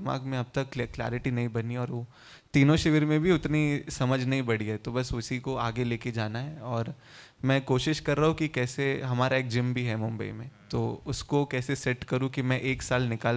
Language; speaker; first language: Hindi; non-native, local second language; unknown